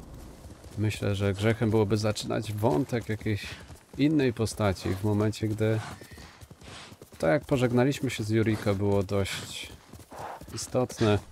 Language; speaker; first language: Polish; native; Polish